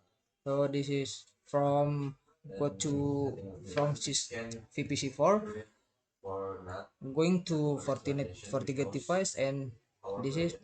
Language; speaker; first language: English; non-native, learner; Indonesian